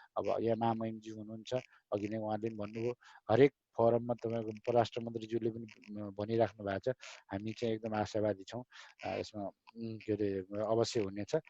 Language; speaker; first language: Nepali; native; Nepali